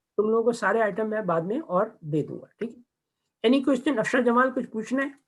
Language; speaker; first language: Urdu; native; Urdu